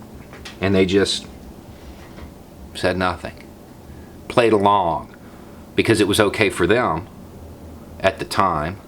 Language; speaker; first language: English; native; English